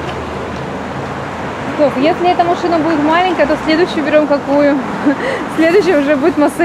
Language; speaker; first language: Russian; native; Russian